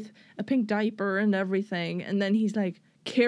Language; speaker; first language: English; non-native, fluent; Swedish